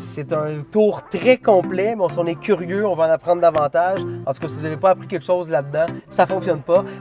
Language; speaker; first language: French; native; French